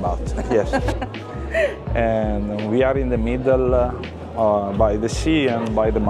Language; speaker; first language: English; non-native, learner; Italian